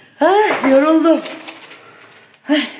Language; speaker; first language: Turkish; native; Turkish